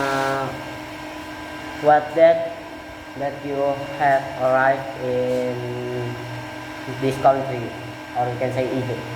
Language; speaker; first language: English; non-native, learner; Indonesian